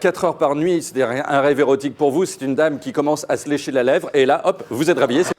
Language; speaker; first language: French; native; French